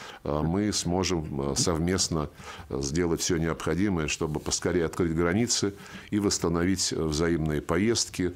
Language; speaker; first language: Russian; native; Russian